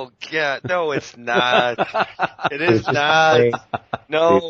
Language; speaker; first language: English; native; English